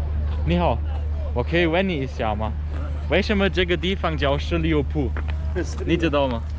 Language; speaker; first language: Chinese; non-native, learner; German